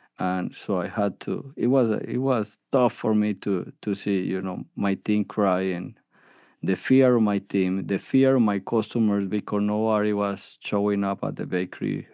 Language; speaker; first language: English; non-native, fluent; Spanish